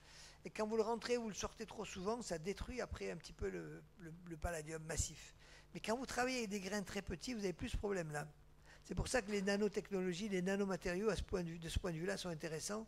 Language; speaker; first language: French; native; French